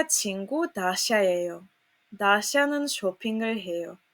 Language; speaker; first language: Korean; non-native, fluent; Serbian